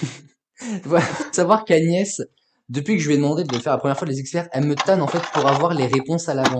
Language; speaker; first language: French; native; French